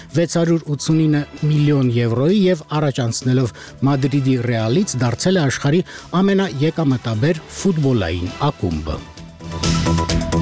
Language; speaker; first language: Armenian; native; Armenian